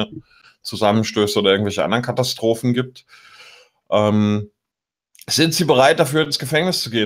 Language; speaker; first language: German; native; German